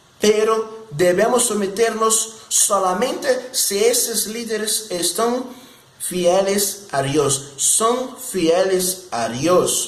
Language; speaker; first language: Spanish; non-native, fluent; Portuguese